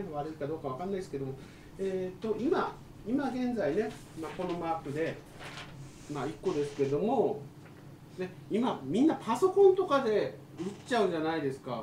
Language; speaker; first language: Japanese; native; Japanese